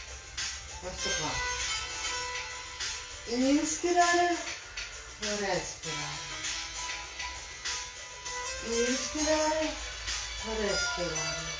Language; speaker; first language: Italian; non-native, learner; Russian